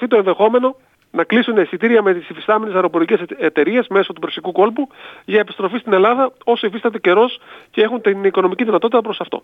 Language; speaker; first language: Greek; native; Greek